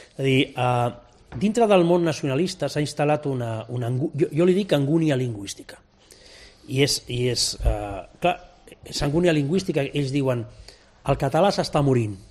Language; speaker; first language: Catalan; non-native, local second language; Spanish